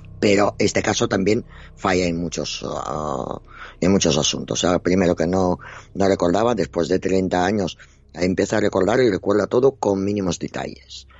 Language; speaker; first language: Spanish; non-native, fluent; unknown